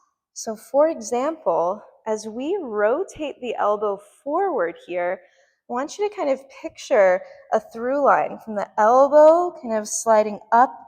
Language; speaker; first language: English; native; English